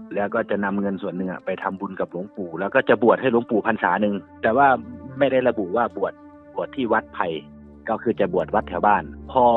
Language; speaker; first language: Thai; native; Thai